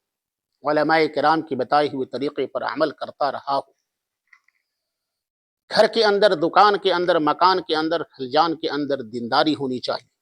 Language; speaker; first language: Urdu; native; Urdu